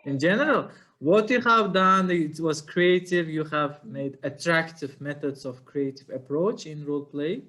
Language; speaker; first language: English; non-native, fluent; Uzbek